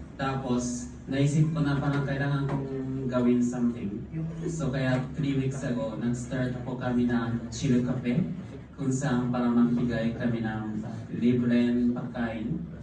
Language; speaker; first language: Filipino; non-native, fluent; Japanese